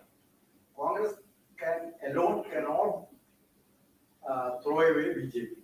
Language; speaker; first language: English; non-native, local second language; Malayalam